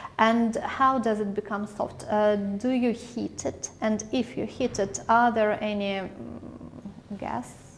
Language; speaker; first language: English; non-native, fluent; Russian